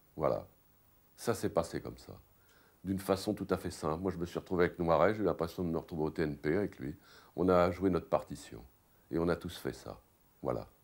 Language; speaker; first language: French; native; French